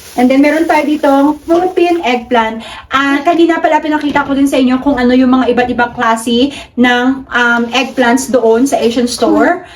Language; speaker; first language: Filipino; non-native, local second language; Cebuano